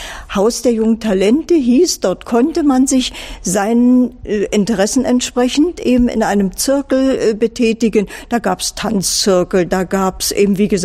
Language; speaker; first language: German; native; German